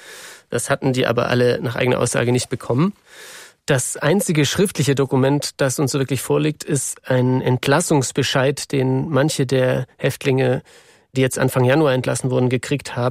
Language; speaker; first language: German; native; German